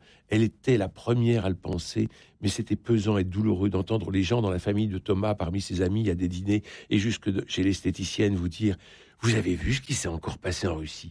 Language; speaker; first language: French; native; French